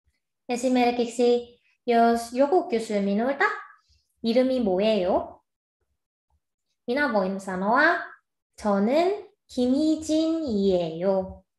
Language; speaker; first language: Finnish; non-native, fluent; Korean